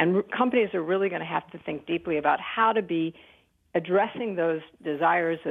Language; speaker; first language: English; native; English